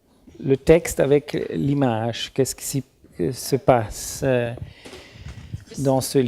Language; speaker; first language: French; non-native, learner; German